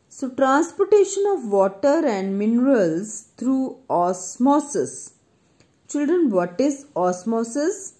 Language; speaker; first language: English; non-native, local second language; Punjabi